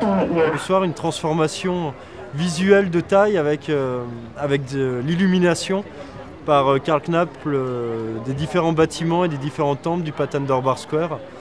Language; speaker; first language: French; native; French